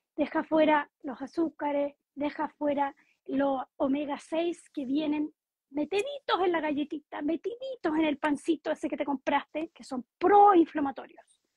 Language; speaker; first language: Spanish; native; Spanish